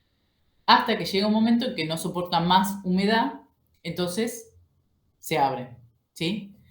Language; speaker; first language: Spanish; native; Spanish